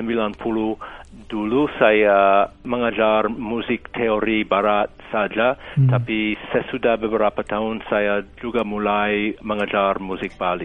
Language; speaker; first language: Indonesian; non-native, fluent; English